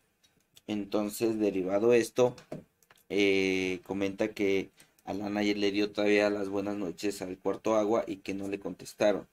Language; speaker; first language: Spanish; native; Spanish